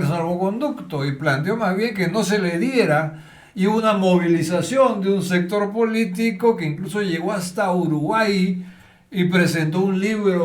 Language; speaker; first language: Spanish; native; Spanish